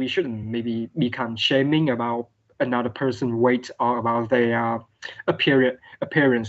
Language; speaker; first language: English; non-native, fluent; Vietnamese